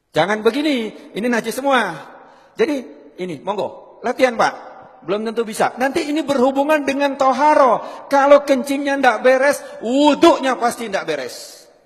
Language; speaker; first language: Indonesian; native; Indonesian